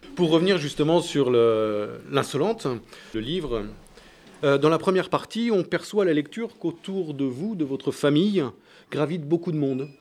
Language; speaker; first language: French; native; French